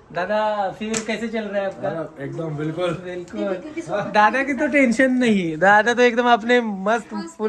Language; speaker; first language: Hindi; non-native, local second language; Marathi